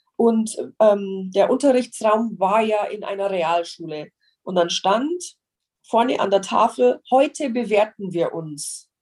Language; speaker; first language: German; non-native, fluent; English